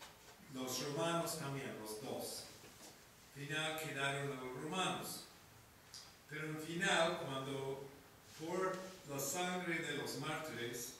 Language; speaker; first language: Spanish; non-native, fluent; English